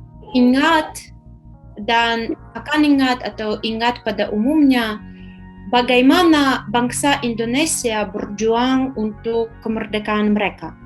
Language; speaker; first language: Indonesian; non-native, fluent; Ukrainian